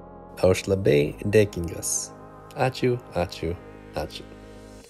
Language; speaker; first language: Lithuanian; non-native, learner; English